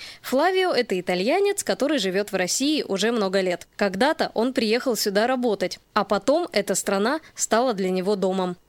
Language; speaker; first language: Russian; native; Russian